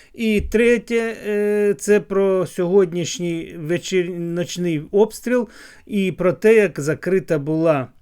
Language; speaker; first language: Ukrainian; non-native, local second language; Russian